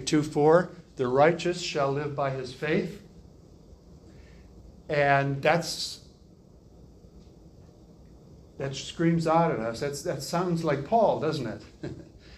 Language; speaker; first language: English; native; English